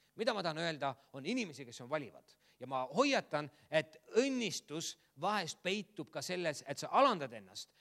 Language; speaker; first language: Estonian; native; Estonian